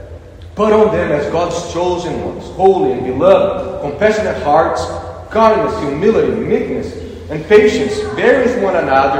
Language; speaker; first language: English; non-native, fluent; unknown